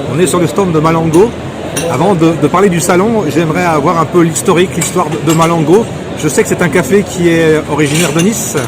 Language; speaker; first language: French; native; French